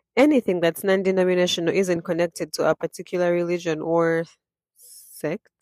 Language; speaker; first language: English; non-native, local second language; Ganda